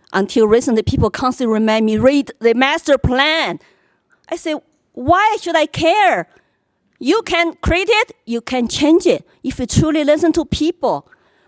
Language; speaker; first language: English; non-native, fluent; Chinese